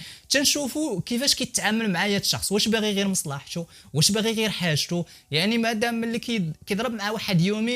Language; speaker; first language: Arabic; native; Arabic